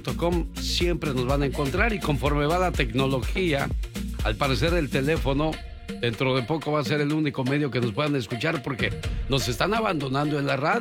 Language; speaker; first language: Spanish; native; Spanish